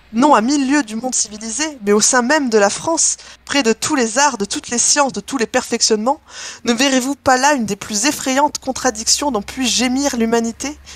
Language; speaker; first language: French; native; French